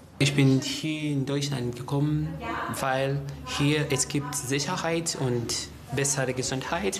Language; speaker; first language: German; non-native, learner; Ganda